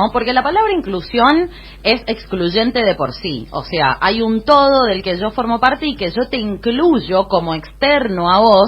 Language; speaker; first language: Spanish; native; Spanish